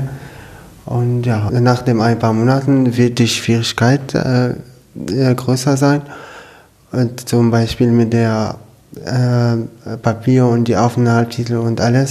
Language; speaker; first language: German; non-native, learner; Arabic